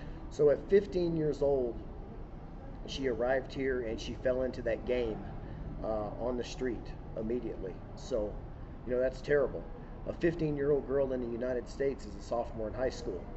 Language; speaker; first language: English; native; English